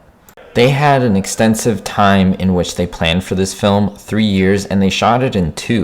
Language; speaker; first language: English; native; English